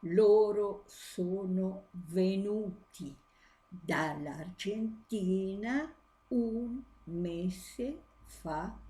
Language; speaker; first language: Italian; non-native, fluent; Spanish